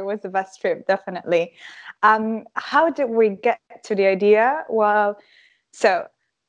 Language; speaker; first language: English; non-native, fluent; Croatian